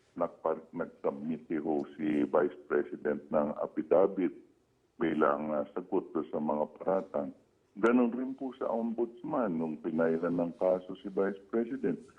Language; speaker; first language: Filipino; native; Filipino